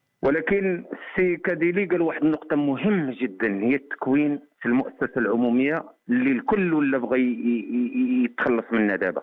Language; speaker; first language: Arabic; native; Arabic